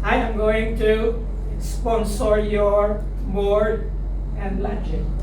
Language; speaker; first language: English; non-native, local second language; Filipino